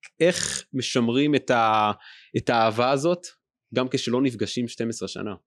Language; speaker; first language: Hebrew; native; Hebrew